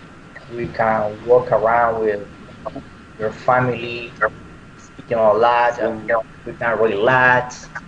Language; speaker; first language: English; non-native, learner; Spanish